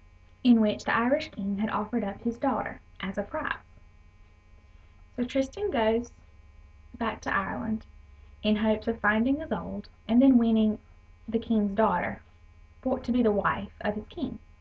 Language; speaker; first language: English; native; English